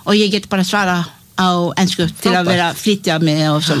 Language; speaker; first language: Icelandic; non-native, learner; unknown